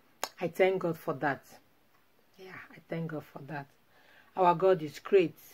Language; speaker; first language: English; non-native, local second language; Igbo